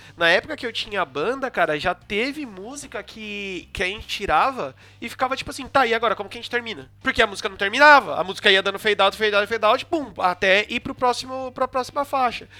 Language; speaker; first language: Portuguese; native; Portuguese